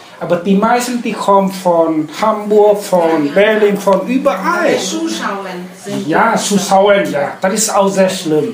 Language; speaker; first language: German; non-native, learner; Vietnamese